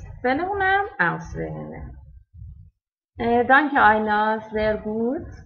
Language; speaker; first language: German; non-native, learner; Persian